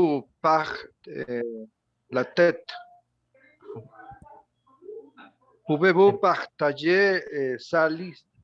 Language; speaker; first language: French; non-native, learner; Spanish